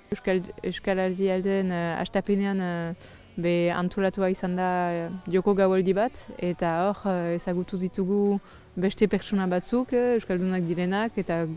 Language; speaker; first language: Basque; non-native, local second language; French